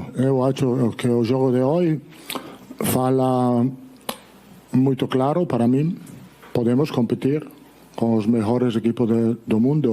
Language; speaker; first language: Portuguese; non-native, learner; Italian